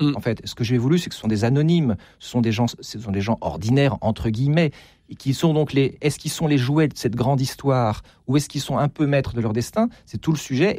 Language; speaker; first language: French; native; French